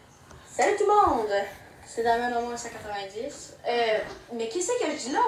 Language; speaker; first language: French; native; French